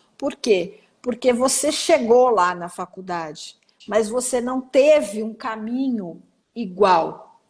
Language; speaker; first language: Portuguese; native; Portuguese